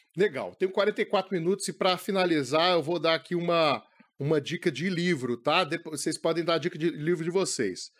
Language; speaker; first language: Portuguese; native; Portuguese